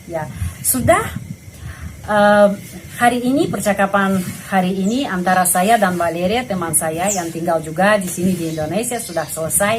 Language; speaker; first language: Indonesian; non-native, fluent; Russian